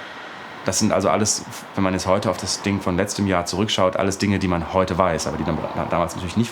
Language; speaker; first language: German; native; German